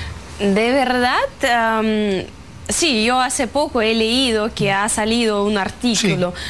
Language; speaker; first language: Spanish; non-native, fluent; Russian